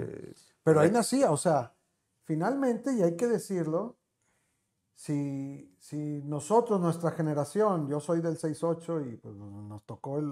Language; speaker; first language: Spanish; native; Spanish